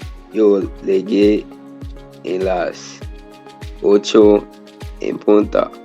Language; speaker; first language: Spanish; non-native, learner; English